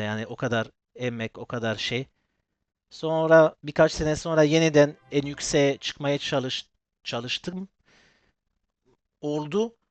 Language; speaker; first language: Turkish; early bilingual, heritage; Turkish